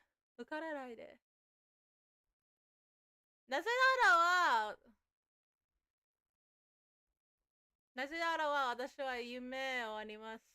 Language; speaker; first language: Japanese; non-native, learner; English